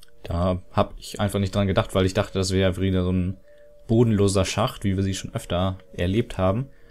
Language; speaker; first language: German; native; German